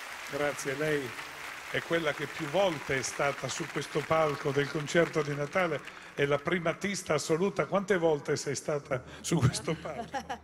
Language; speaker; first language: Italian; native; Italian